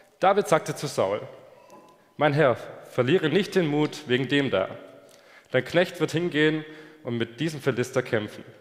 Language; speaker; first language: German; native; German